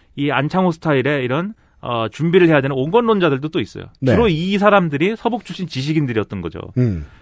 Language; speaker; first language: Korean; native; Korean